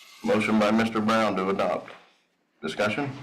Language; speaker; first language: English; native; English